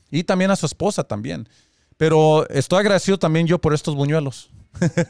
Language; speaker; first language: Spanish; early bilingual, heritage; Spanish